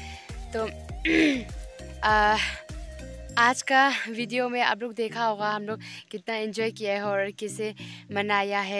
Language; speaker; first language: Hindi; non-native, local second language; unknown